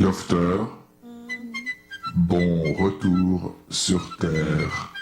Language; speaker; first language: French; native; French